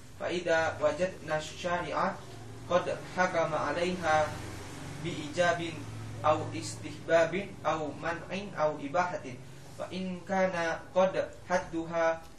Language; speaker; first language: Arabic; non-native, fluent; Indonesian